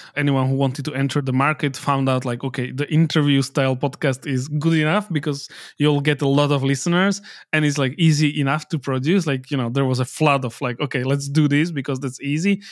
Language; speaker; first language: English; non-native, fluent; Slovak